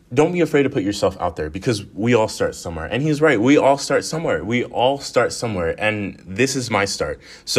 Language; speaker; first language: English; native; English